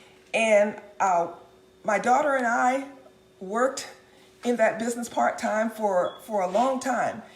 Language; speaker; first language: English; native; English